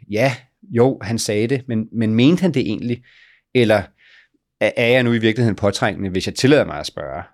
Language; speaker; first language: Danish; native; Danish